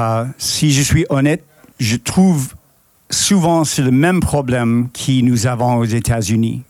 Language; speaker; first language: French; non-native, fluent; English